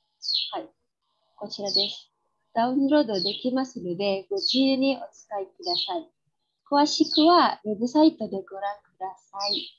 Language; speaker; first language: Japanese; non-native, fluent; Indonesian